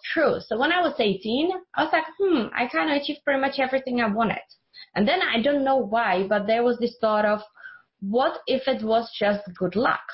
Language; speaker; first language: English; non-native, fluent; Czech